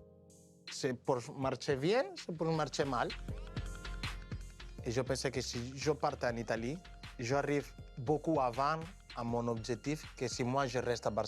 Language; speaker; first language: French; non-native, learner; Spanish